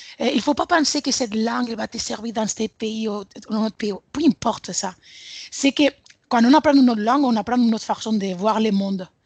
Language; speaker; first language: French; non-native, fluent; Spanish